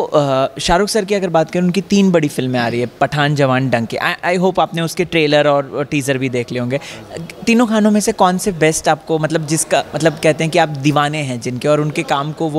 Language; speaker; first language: Hindi; native; Hindi